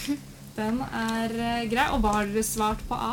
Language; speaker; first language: Norwegian; native; Norwegian